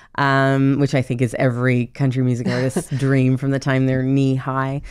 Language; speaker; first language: English; native; English